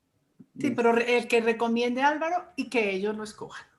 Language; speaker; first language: Spanish; native; Spanish